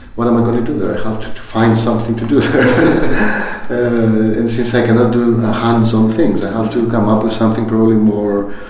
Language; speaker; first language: English; non-native, fluent; Greek